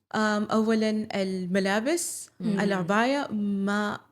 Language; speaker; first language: Arabic; early bilingual, other home language; English